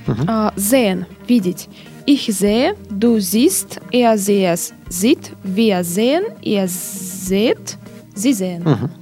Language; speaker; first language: German; non-native, learner; Russian